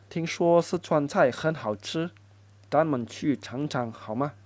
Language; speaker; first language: Chinese; non-native, fluent; Indonesian